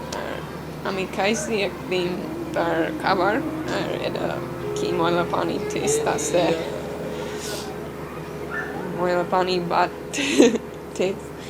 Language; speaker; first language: Bangla; non-native, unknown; English